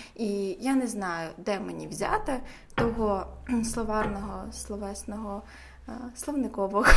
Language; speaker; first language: Ukrainian; native; Ukrainian